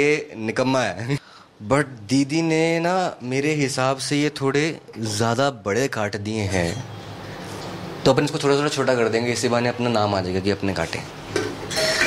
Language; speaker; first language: Hindi; native; Hindi